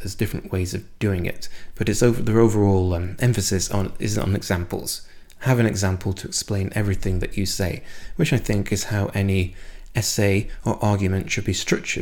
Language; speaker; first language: English; native; English